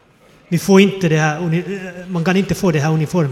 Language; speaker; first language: Swedish; non-native, fluent; Finnish